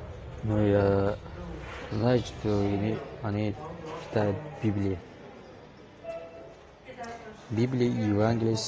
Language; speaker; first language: Russian; non-native, learner; Tajik